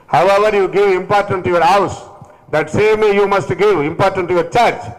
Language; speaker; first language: English; non-native, local second language; Tamil